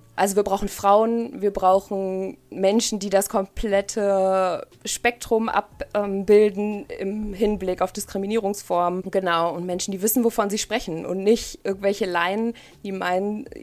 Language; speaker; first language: German; native; German